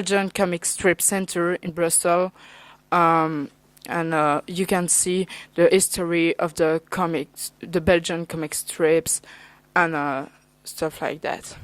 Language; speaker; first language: English; non-native, learner; French